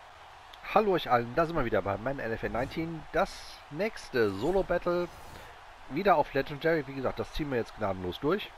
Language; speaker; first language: German; native; German